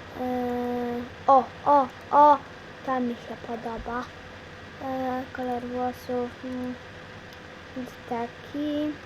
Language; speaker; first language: Polish; native; Polish